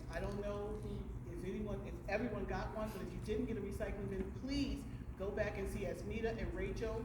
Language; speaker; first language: English; native; English